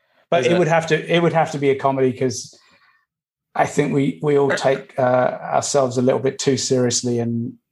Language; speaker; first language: English; native; English